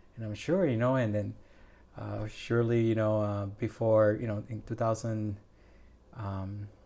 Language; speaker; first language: English; non-native, fluent; Spanish